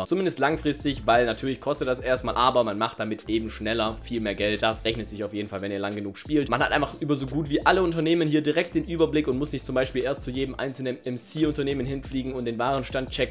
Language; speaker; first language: German; native; German